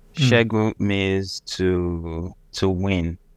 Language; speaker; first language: English; non-native, local second language; Yoruba